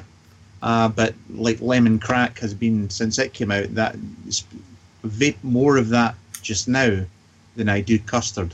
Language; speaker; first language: English; native; English